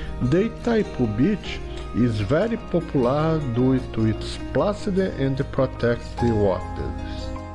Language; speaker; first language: English; non-native, fluent; Portuguese